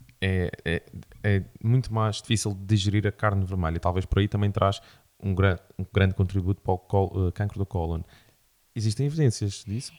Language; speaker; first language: Portuguese; native; Portuguese